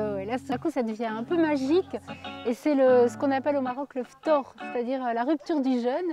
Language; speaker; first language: French; native; French